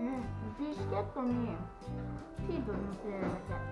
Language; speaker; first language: Japanese; early bilingual, heritage; Japanese